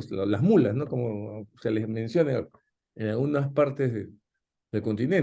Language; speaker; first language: Spanish; native; Spanish